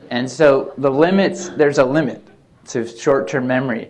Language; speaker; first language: English; native; English